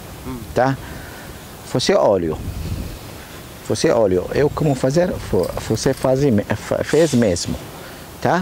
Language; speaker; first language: Portuguese; non-native, learner; Arabic